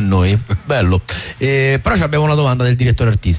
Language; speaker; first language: Italian; native; Italian